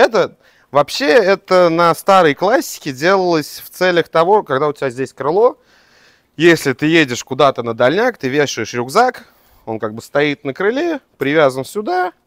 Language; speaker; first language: Russian; native; Russian